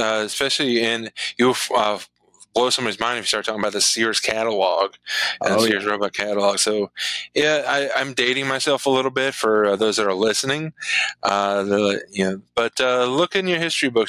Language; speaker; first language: English; native; English